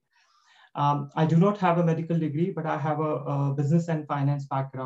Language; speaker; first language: English; non-native, local second language; Hindi